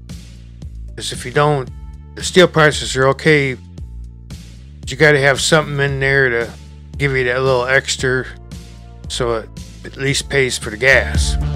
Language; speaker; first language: English; native; English